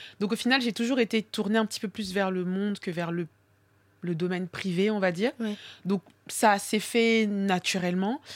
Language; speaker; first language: French; early bilingual, other home language; Swahili